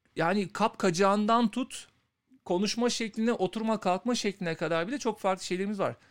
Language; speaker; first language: Turkish; native; Turkish